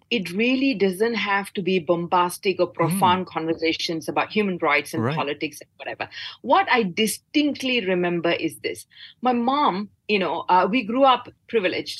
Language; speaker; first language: English; non-native, local second language; Tamil